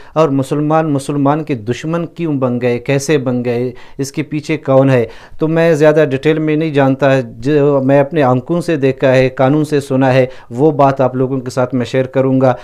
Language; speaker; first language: Urdu; non-native, local second language; Baluchi